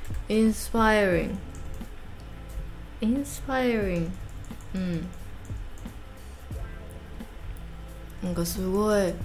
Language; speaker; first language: Japanese; non-native, fluent; English